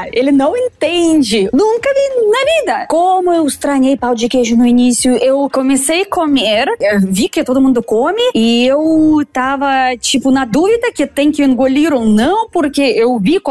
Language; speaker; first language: Portuguese; non-native, fluent; Russian